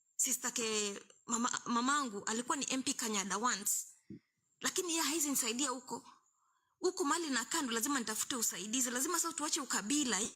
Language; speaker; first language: Swahili; non-native, local second language; Luo (Kenya and Tanzania)